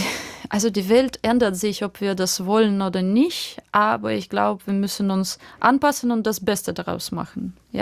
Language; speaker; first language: German; non-native, fluent; Russian